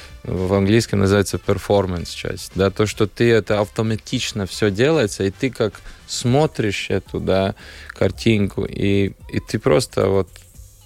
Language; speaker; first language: Russian; non-native, local second language; Latvian